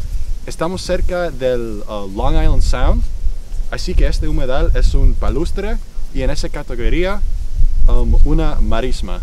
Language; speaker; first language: Spanish; non-native, fluent; English